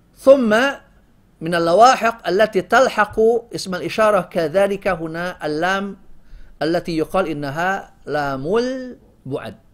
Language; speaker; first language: Arabic; non-native, fluent; Indonesian